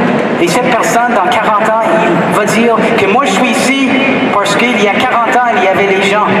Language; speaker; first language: French; non-native, fluent; English